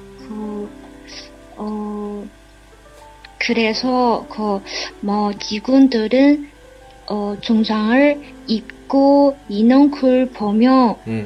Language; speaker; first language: Korean; non-native, learner; Chinese